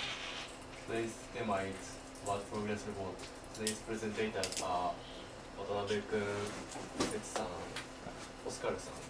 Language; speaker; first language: English; non-native, learner; Japanese